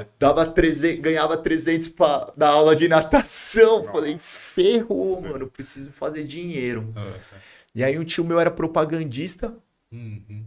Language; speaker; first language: Portuguese; native; Portuguese